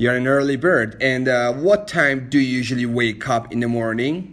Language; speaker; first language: English; non-native, fluent; Persian